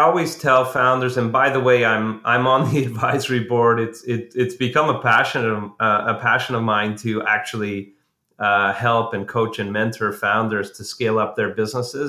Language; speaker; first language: English; native; English